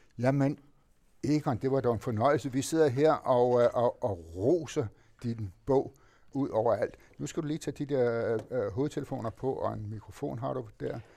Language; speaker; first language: Danish; native; Danish